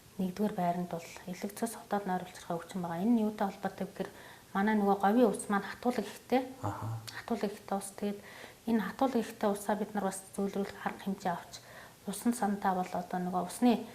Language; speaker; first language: Mongolian; native; Mongolian